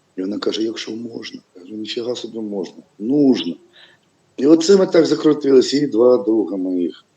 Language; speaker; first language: Ukrainian; non-native, local second language; Russian